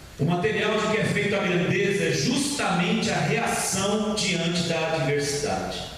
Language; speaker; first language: Portuguese; native; Portuguese